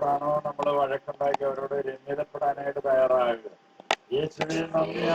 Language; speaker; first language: Malayalam; native; Malayalam